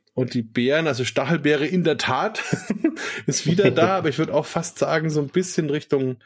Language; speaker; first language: German; native; German